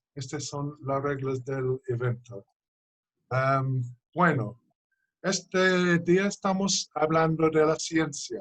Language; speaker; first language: Spanish; non-native, fluent; English